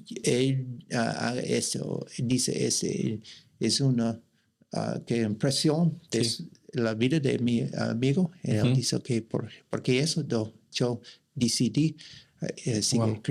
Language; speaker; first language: Spanish; non-native, learner; English